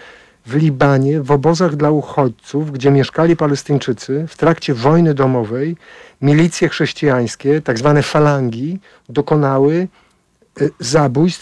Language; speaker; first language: Polish; native; Polish